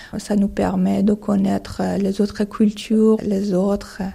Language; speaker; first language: French; non-native, learner; Persian